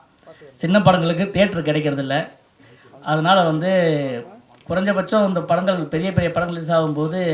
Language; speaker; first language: Tamil; native; Tamil